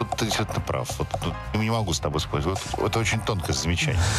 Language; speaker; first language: Russian; native; Russian